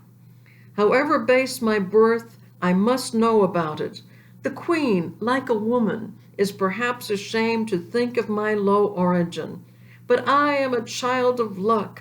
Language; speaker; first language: English; native; English